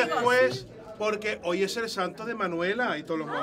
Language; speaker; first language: Spanish; native; Spanish